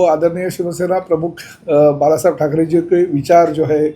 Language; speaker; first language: Hindi; non-native, local second language; Marathi